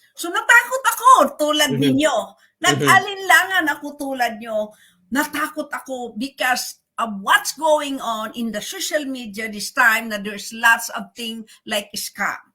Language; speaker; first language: Filipino; non-native, local second language; Bikol